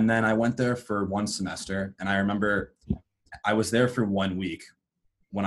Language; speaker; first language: English; native; English